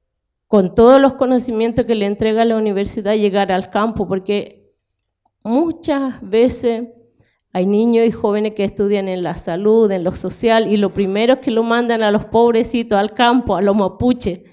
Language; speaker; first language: Spanish; non-native, local second language; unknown